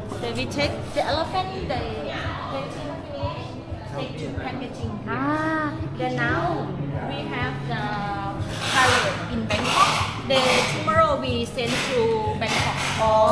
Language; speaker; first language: English; non-native, learner; Thai